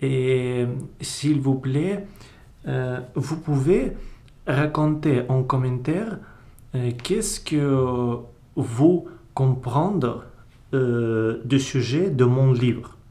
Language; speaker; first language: French; non-native, learner; Russian